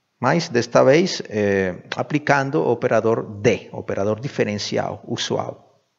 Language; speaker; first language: Portuguese; non-native, fluent; Spanish